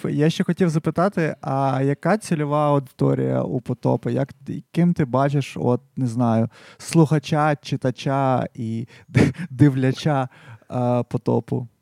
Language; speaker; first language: Ukrainian; non-native, local second language; Russian